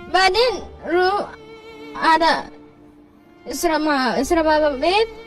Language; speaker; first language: Arabic; non-native, learner; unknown